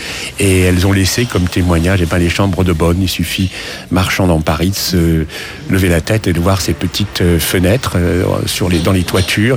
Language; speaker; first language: French; native; French